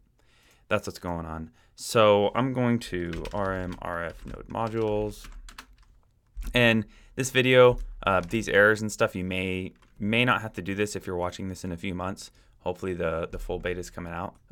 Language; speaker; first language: English; native; English